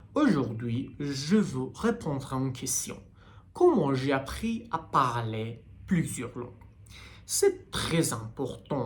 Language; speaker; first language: French; non-native, learner; Persian